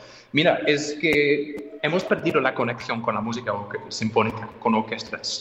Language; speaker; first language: Spanish; non-native, fluent; English